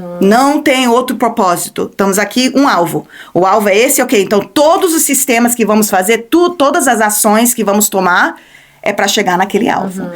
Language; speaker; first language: Portuguese; early bilingual, heritage; Portuguese